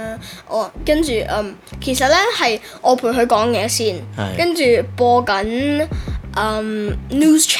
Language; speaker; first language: Cantonese; early bilingual, heritage; Cantonese